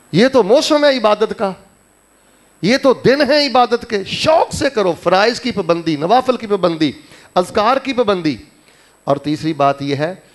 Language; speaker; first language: Urdu; non-native, local second language; Punjabi